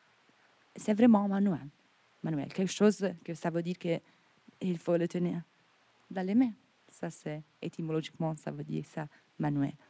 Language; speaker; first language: French; non-native, fluent; Italian